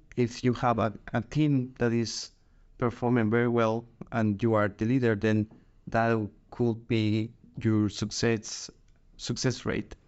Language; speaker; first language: English; non-native, fluent; Spanish